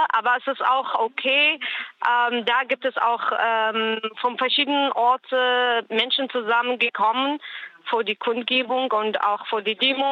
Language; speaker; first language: German; non-native, learner; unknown